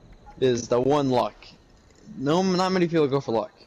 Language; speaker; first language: English; native; English